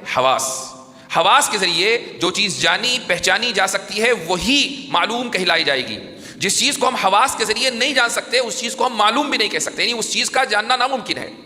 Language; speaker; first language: Urdu; native; Urdu